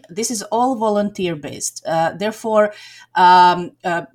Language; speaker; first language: English; non-native, fluent; Serbian